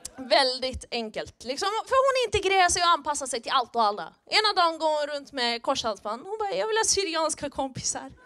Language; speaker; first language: Swedish; early bilingual, other home language; Persian